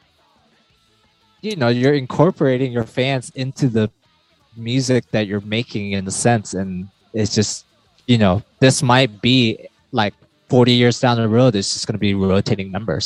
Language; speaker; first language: English; native; English